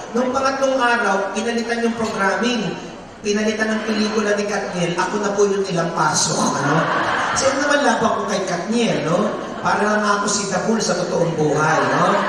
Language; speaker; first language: Filipino; native; Filipino